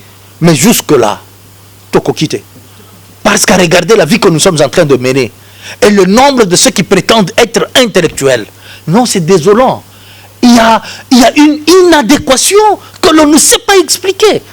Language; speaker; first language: French; non-native, local second language; Lingala